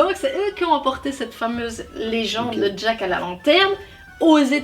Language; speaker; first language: French; native; French